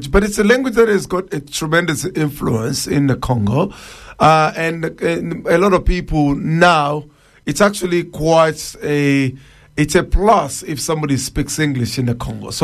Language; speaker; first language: English; non-native, fluent; Luba-Lulua